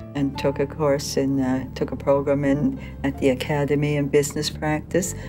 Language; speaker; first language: English; native; English